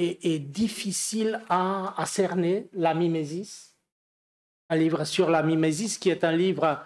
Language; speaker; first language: French; non-native, fluent; Romanian